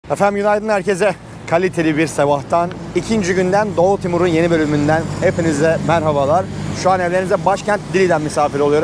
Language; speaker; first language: Turkish; native; Turkish